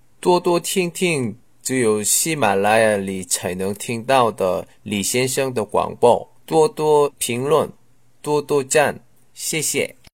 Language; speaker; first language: Chinese; non-native, fluent; Korean